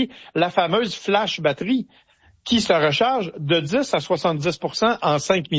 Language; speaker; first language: French; native; French